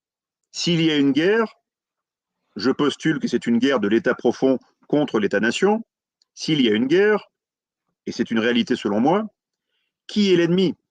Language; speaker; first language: French; native; French